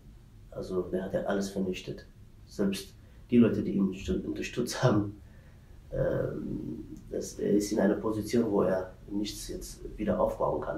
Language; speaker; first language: German; non-native, fluent; Tigrinya